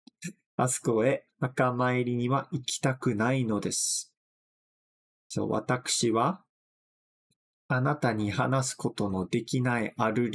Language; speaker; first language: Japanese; non-native, fluent; English